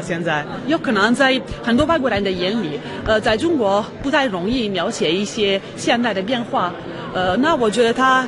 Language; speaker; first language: Chinese; non-native, fluent; Italian